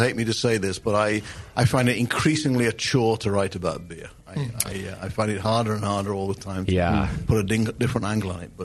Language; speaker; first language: English; native; English